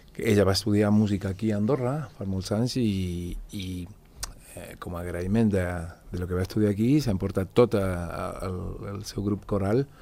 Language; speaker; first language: Catalan; non-native, local second language; Spanish